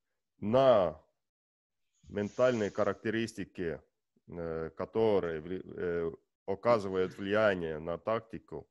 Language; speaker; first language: Russian; non-native, learner; Estonian